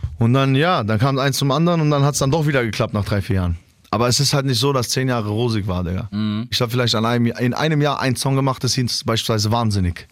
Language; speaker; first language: German; early bilingual, other home language; Albanian